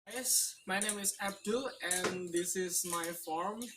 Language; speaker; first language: English; non-native, fluent; Indonesian